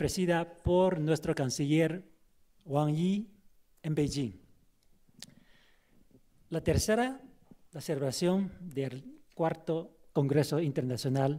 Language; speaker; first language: Spanish; non-native, fluent; Chinese